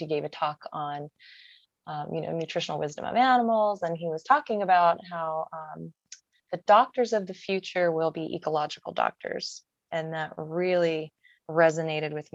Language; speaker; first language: English; native; English